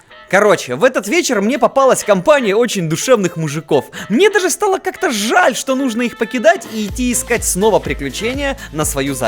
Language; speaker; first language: Russian; native; Russian